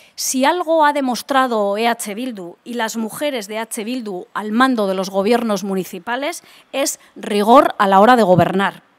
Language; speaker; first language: Spanish; native; Spanish